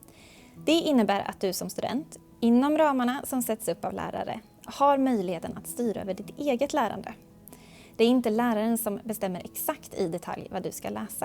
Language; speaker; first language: Swedish; native; Swedish